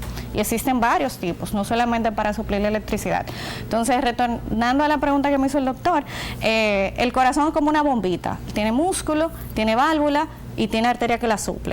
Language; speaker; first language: Spanish; native; Spanish